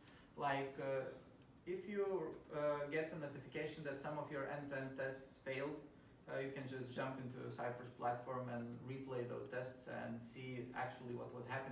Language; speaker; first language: English; non-native, fluent; Lithuanian